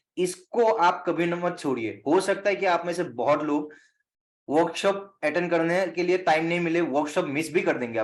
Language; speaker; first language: Hindi; non-native, local second language; Assamese